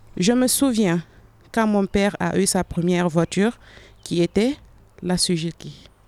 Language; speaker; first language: French; non-native, local second language; Fula